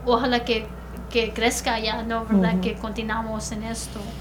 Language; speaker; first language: Spanish; early bilingual, other home language; English